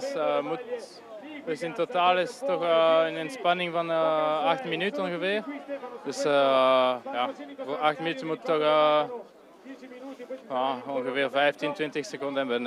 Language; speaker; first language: Dutch; non-native, local second language; French